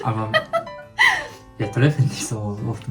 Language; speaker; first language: German; non-native, learner; Japanese